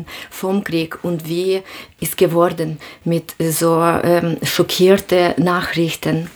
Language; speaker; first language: German; non-native, learner; Ukrainian